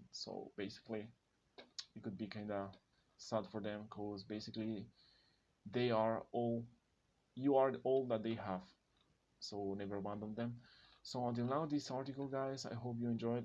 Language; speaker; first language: English; non-native, fluent; Spanish